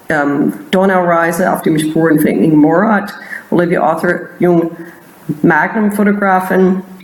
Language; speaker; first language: German; non-native, fluent; English